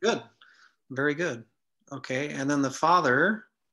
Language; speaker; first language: English; native; English